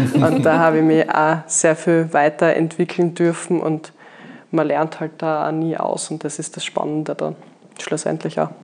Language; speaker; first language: German; native; German